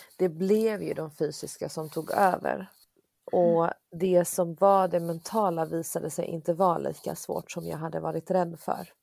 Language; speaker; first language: Swedish; early bilingual, other home language; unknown